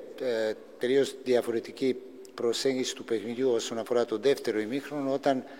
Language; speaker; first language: Greek; non-native, fluent; Serbian